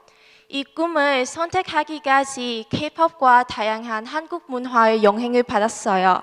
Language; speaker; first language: Korean; non-native, learner; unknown